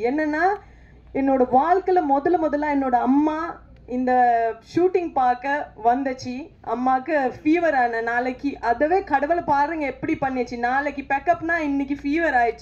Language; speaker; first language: Tamil; non-native, fluent; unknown